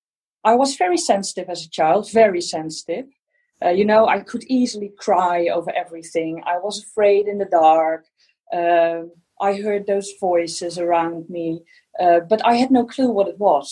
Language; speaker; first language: English; non-native, fluent; Dutch